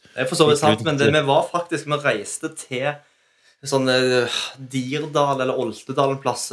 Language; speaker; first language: Norwegian; native; Norwegian